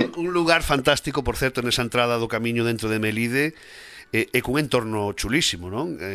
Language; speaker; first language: Galician; non-native, local second language; Spanish